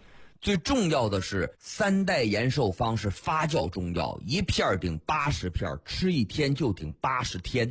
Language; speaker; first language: Chinese; native; Chinese